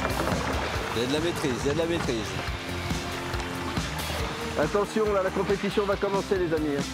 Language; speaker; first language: French; native; French